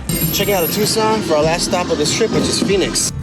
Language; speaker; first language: English; native; English